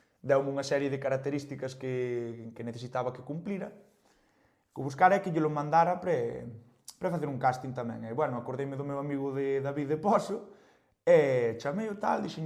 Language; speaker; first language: Galician; native; Galician